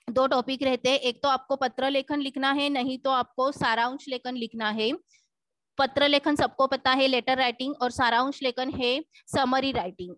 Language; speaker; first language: Hindi; non-native, local second language; Marathi